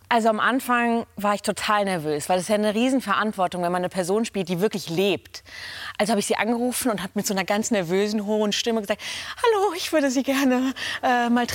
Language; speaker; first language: German; native; German